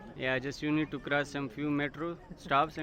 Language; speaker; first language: English; non-native, local second language; Filipino